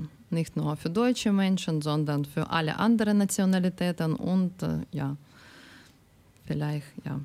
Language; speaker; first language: German; non-native, learner; Ukrainian